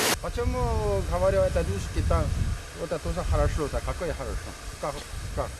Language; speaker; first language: Russian; non-native, learner; Korean